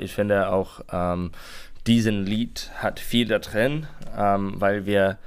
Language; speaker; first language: German; non-native, learner; English